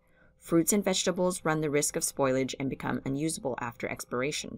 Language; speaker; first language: English; native; English